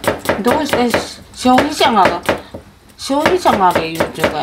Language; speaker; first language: Japanese; native; Japanese